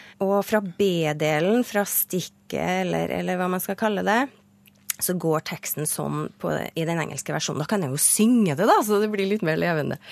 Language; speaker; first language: Norwegian; native; Norwegian